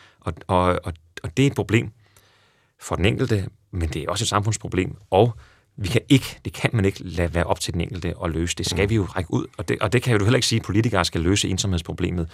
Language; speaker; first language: Danish; native; Danish